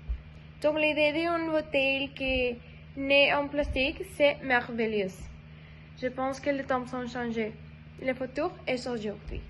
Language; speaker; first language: French; non-native, learner; Spanish